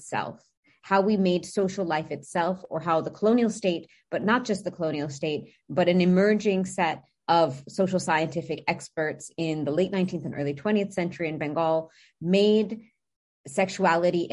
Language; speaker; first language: English; native; English